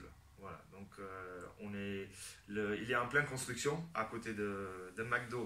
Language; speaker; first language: French; non-native, fluent; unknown